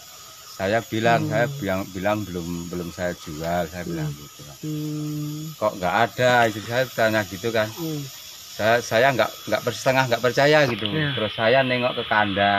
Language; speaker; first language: Indonesian; non-native, local second language; Javanese